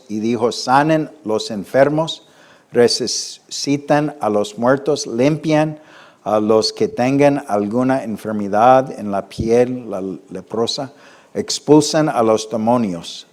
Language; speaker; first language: Spanish; non-native, fluent; English